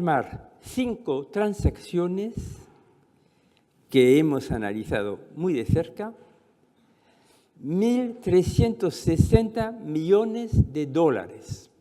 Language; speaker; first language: Spanish; non-native, fluent; French